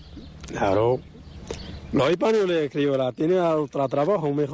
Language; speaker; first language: Spanish; non-native, learner; Arabic